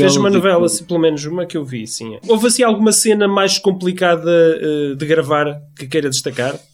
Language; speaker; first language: Portuguese; native; Portuguese